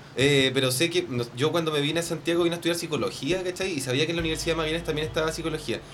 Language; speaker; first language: Spanish; native; Spanish